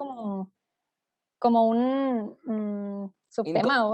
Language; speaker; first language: Spanish; native; Spanish